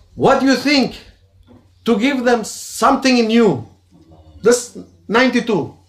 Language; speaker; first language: English; non-native, fluent; Turkish